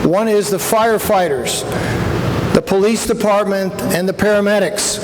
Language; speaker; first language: English; non-native, fluent; Spanish